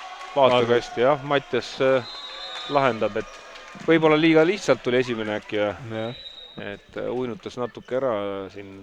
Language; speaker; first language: Estonian; native; Estonian